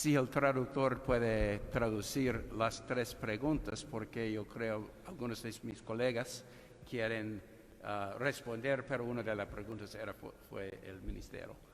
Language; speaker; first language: Spanish; non-native, fluent; English